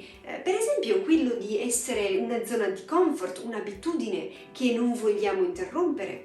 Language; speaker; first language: Italian; native; Italian